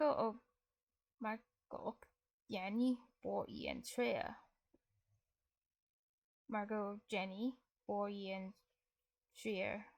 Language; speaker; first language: Swedish; non-native, learner; English